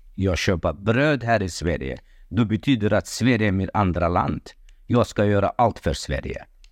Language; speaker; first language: Swedish; non-native, learner; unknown